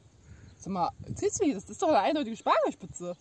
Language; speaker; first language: German; native; German